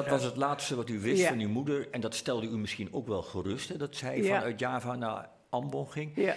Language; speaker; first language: Dutch; native; Dutch